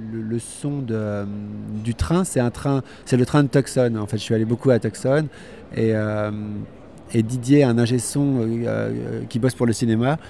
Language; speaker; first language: French; native; French